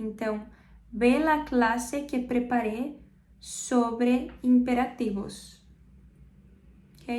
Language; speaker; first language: Spanish; non-native, fluent; Portuguese